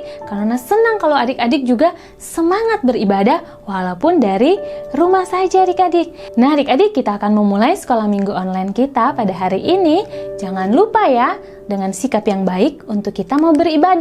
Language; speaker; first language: Indonesian; native; Indonesian